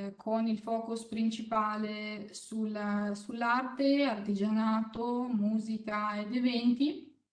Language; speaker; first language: Italian; non-native, fluent; Ukrainian